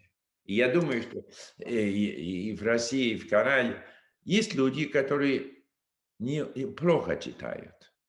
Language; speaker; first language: Russian; non-native, learner; English